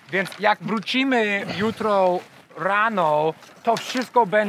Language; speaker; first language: Polish; non-native, learner; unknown